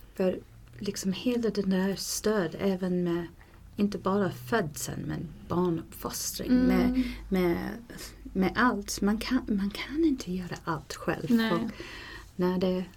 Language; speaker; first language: Swedish; non-native, fluent; English